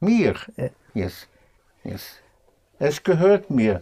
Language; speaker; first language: German; non-native, fluent; English